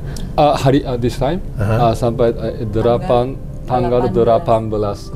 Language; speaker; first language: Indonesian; non-native, learner; Japanese